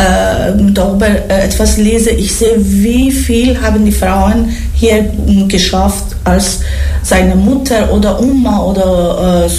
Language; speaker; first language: German; non-native, learner; Persian